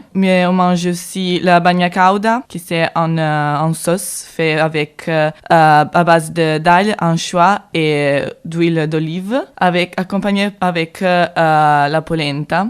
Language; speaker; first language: French; non-native, learner; Italian